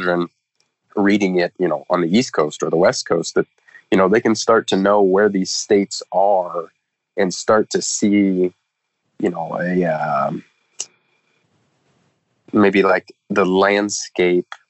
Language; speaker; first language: English; native; English